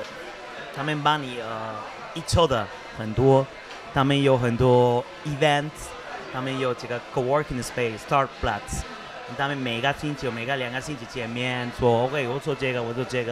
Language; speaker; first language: Chinese; non-native, fluent; Spanish